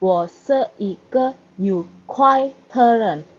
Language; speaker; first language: Chinese; non-native, learner; Indonesian